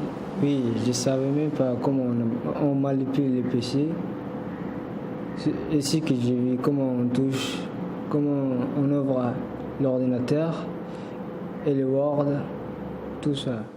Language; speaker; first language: French; non-native, learner; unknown